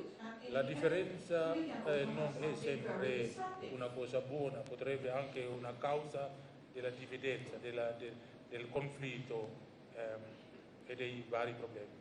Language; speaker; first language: Italian; non-native, fluent; Indonesian